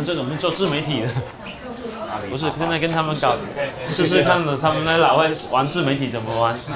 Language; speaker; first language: Chinese; native; Chinese